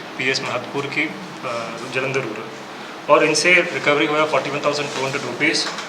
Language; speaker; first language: Hindi; non-native, local second language; Punjabi